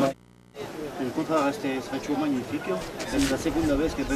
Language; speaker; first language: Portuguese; non-native, learner; Spanish